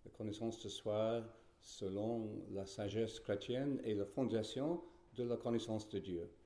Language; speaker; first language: French; non-native, fluent; English